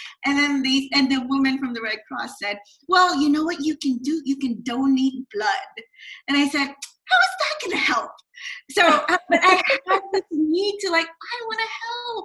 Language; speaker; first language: English; non-native, local second language; Filipino